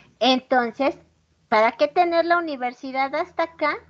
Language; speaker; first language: Spanish; native; Spanish